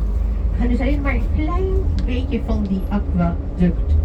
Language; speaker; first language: Dutch; non-native, fluent; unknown